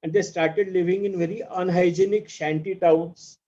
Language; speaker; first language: English; non-native, local second language; Marathi